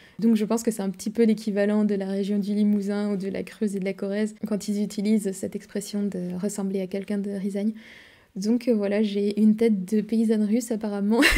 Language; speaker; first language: French; native; French